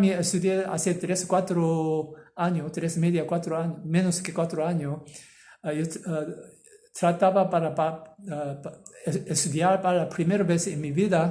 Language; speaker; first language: Spanish; non-native, learner; Korean